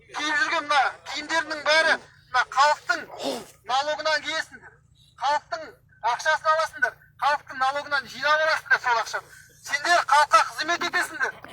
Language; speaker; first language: Kazakh; native; Kazakh